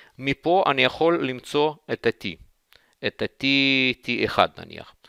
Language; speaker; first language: Hebrew; non-native, fluent; Russian